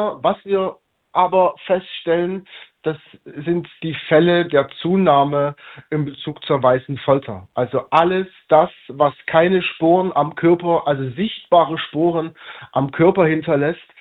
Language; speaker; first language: German; native; German